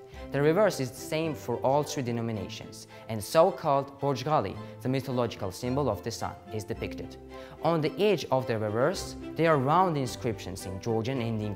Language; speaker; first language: English; non-native, learner; Georgian